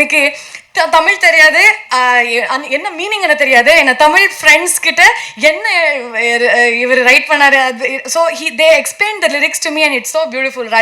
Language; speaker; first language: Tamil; non-native, learner; Kannada